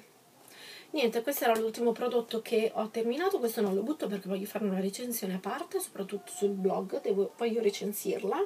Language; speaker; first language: Italian; native; Italian